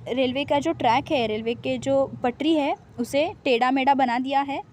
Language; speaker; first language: Hindi; non-native, local second language; Marathi